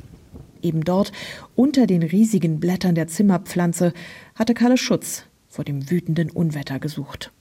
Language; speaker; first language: German; native; German